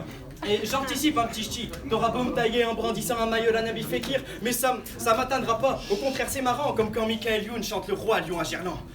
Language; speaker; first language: French; native; French